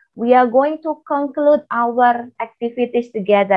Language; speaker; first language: English; non-native, fluent; Indonesian